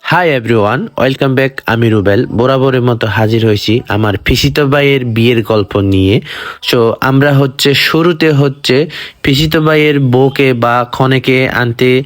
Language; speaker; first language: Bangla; non-native, local second language; Chakma